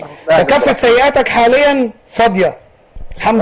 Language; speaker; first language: Arabic; native; Arabic